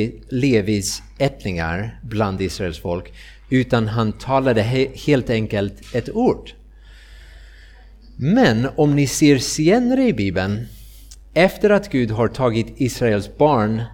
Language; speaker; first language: Swedish; non-native, fluent; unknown